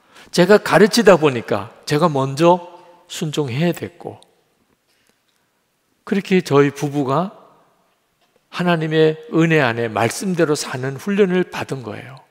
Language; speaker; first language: Korean; native; Korean